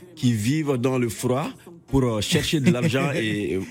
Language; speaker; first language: French; non-native, local second language; Bambara